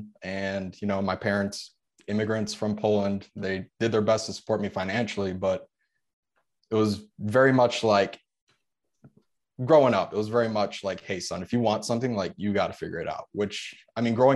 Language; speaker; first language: English; early bilingual, other home language; Polish